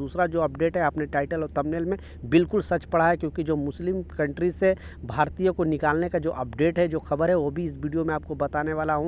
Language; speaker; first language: Hindi; native; Hindi